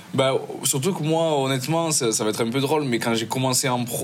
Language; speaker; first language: French; native; French